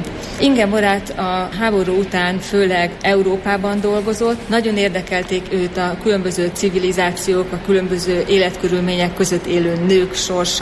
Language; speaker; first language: Hungarian; native; Hungarian